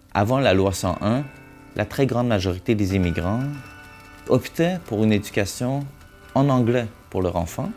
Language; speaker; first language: French; early bilingual, other home language; Hungarian